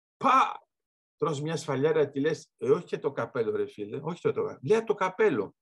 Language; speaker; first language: Greek; early bilingual, heritage; Greek